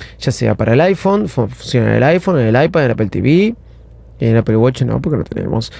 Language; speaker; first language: Spanish; native; Spanish